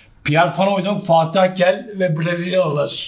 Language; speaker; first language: Turkish; native; Turkish